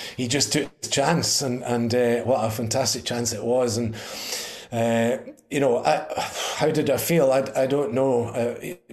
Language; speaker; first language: English; native; English